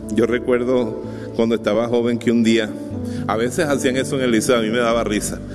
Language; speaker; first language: Spanish; native; Spanish